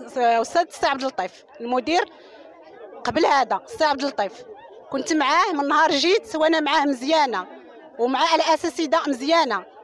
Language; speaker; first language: Arabic; native; Arabic